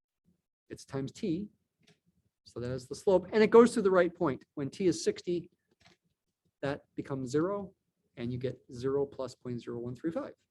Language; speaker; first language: English; native; English